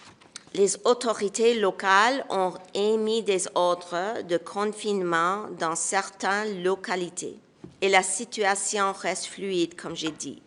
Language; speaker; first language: French; non-native, local second language; English